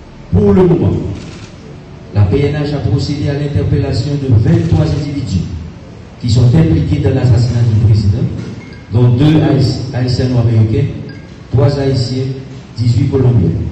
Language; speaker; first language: French; native; French